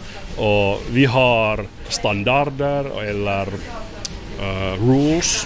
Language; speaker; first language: Swedish; non-native, local second language; Finnish